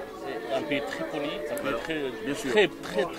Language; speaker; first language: French; non-native, local second language; Arabic